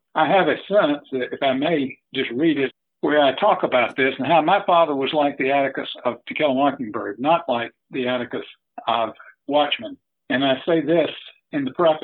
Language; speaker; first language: English; native; English